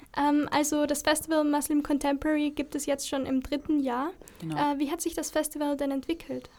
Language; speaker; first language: German; native; German